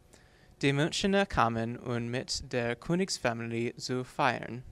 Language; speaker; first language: German; non-native, learner; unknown